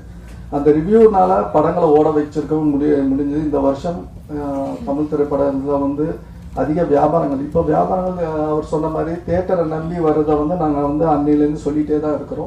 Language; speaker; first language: Tamil; native; Tamil